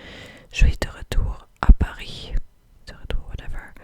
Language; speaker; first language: French; non-native, fluent; English